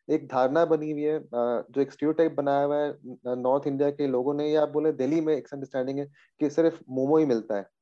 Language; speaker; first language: Hindi; native; Hindi